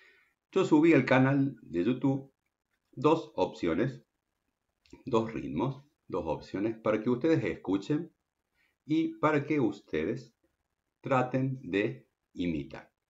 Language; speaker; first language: Spanish; native; Spanish